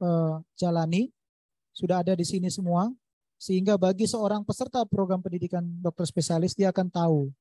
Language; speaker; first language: Indonesian; native; Indonesian